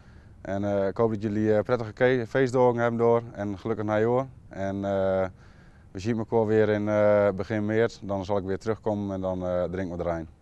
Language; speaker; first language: Dutch; native; Dutch